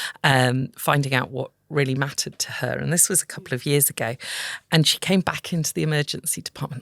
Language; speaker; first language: English; native; English